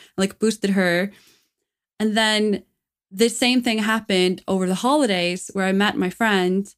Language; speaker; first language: English; non-native, fluent; Icelandic